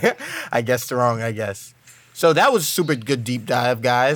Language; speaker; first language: English; native; English